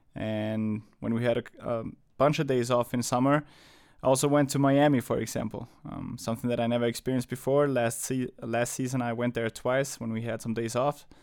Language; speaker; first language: English; non-native, fluent; German